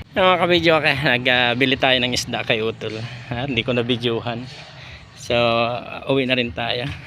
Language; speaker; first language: Filipino; native; Filipino